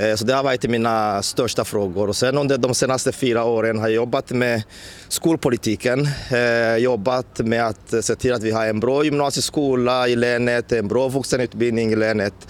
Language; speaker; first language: Swedish; non-native, fluent; Rundi